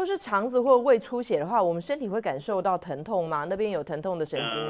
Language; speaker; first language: Chinese; native; Chinese